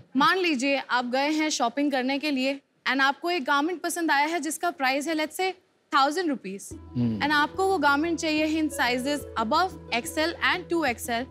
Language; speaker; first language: Hindi; native; Hindi